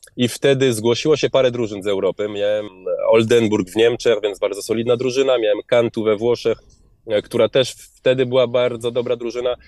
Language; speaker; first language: Polish; early bilingual, heritage; Polish